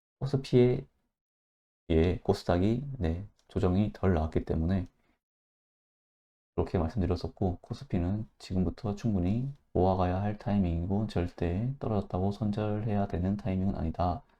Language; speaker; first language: Korean; native; Korean